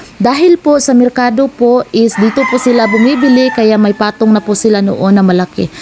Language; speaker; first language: Filipino; non-native, local second language; Cebuano